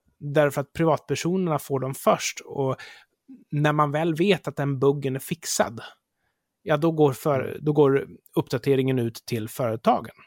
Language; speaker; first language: Swedish; native; Swedish